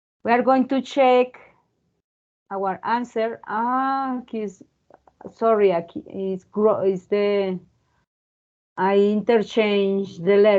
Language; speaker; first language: English; non-native, fluent; Spanish